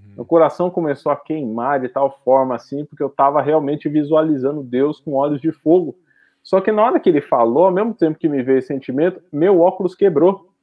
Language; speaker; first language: Portuguese; native; Portuguese